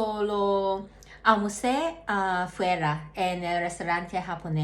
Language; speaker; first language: Spanish; non-native, learner; Cantonese